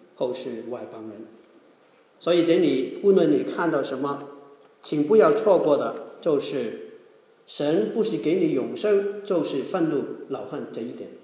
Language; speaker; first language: Chinese; non-native, local second language; Cantonese